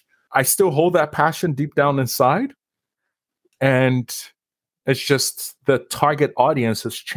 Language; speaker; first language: English; non-native, local second language; Yoruba